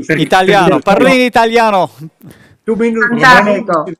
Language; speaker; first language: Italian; non-native, learner; English